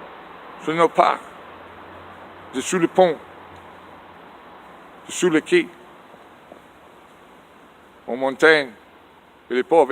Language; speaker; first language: French; non-native, learner; English